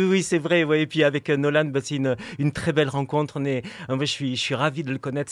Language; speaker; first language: French; native; French